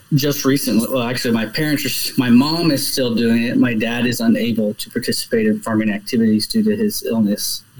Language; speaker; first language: English; native; English